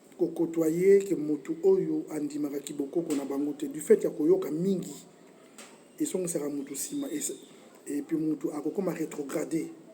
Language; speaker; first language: Lingala; non-native, local second language; Kongo